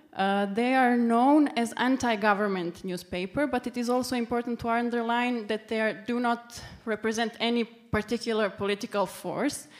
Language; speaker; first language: English; non-native, fluent; Serbian